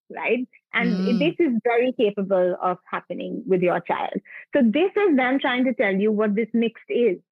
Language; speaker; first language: English; non-native, local second language; Punjabi